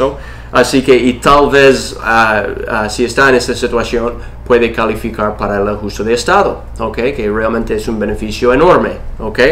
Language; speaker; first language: Spanish; non-native, fluent; English